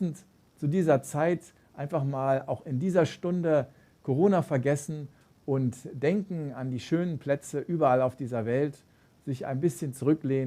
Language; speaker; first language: German; native; German